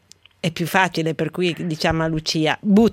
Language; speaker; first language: Italian; native; Italian